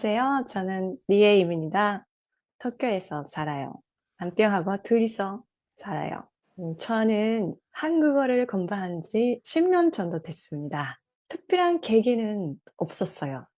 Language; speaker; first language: Korean; non-native, fluent; Japanese